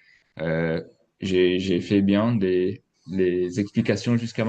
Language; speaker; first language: French; non-native, fluent; English